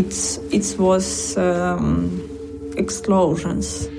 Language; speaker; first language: English; non-native, learner; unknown